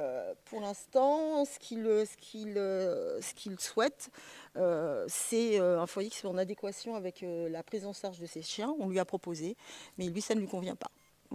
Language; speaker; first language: French; native; French